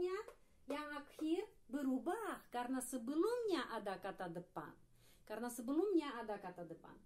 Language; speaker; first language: Indonesian; non-native, fluent; Russian